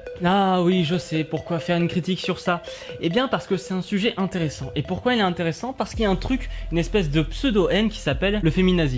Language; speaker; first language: French; native; French